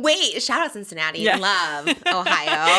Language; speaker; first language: English; native; English